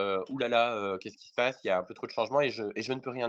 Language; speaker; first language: French; native; French